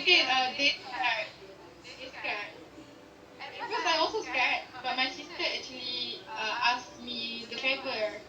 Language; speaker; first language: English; non-native, local second language; Malay